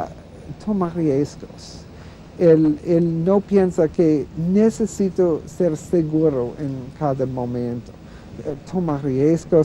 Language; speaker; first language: Spanish; non-native, fluent; English